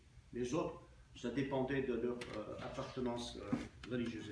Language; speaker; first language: French; non-native, fluent; Armenian